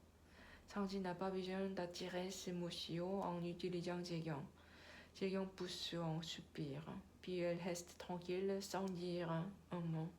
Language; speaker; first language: French; non-native, learner; Korean